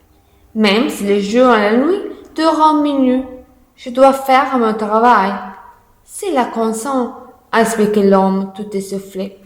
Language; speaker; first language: French; non-native, learner; Italian